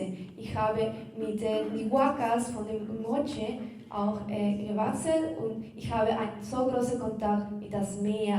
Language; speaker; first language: German; non-native, learner; Spanish